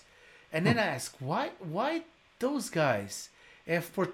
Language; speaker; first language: English; non-native, fluent; Portuguese